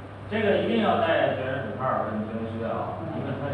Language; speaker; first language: Chinese; native; Chinese